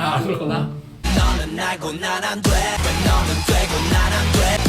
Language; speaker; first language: Korean; native; Korean